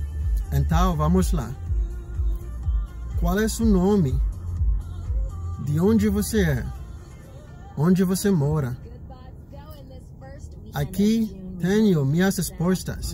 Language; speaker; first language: Portuguese; non-native, learner; Haitian Creole